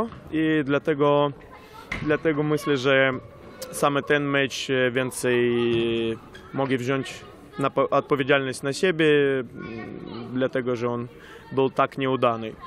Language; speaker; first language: Polish; non-native, fluent; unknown